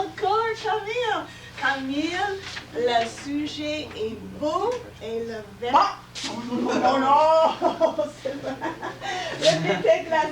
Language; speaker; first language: French; non-native, fluent; English